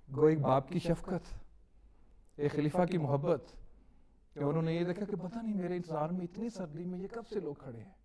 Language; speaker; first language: Urdu; native; Urdu